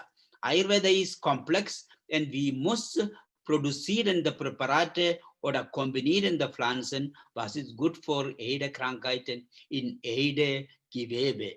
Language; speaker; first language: German; non-native, learner; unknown